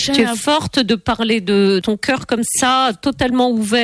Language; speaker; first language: French; native; French